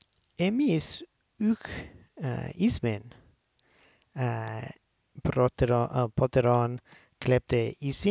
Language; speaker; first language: Greek; non-native, learner; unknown